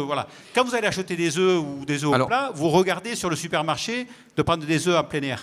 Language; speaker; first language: French; native; French